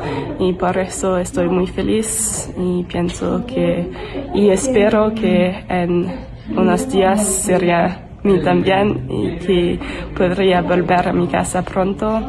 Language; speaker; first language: Spanish; non-native, learner; English